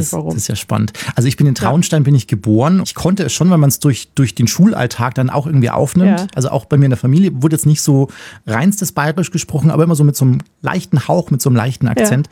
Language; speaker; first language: German; native; German